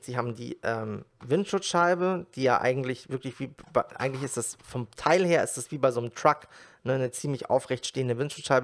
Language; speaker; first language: German; native; German